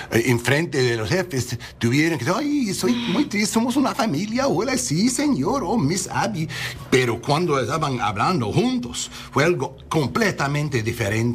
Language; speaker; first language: Spanish; non-native, learner; English